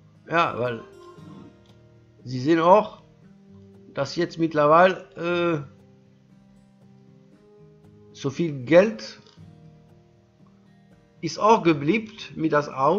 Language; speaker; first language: German; non-native, learner; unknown